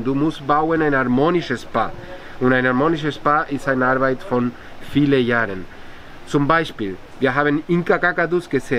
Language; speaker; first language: German; non-native, fluent; Spanish